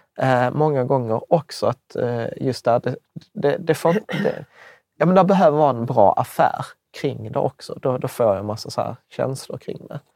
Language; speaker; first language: Swedish; early bilingual, other home language; Czech